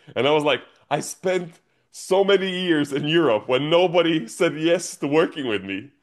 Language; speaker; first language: English; non-native, fluent; Croatian